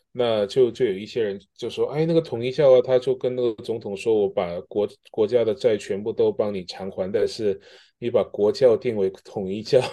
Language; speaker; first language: Chinese; early bilingual, heritage; Chinese